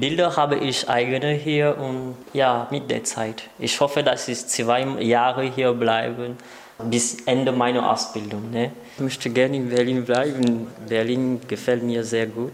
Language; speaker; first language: German; non-native, learner; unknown